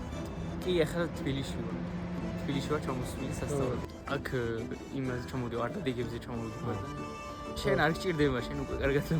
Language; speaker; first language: Georgian; early bilingual, heritage; French